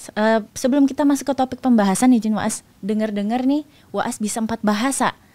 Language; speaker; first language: Indonesian; native; Indonesian